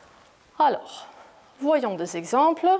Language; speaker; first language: French; non-native, fluent; Greek